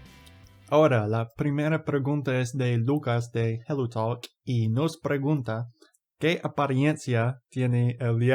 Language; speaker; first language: Spanish; non-native, fluent; English